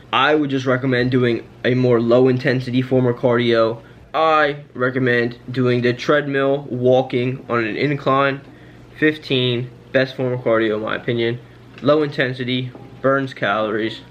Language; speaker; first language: English; native; English